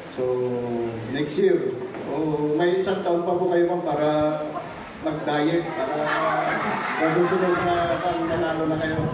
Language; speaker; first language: Filipino; non-native, local second language; Iloko